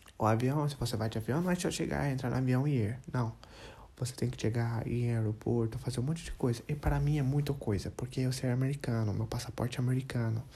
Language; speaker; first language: Portuguese; non-native, learner; English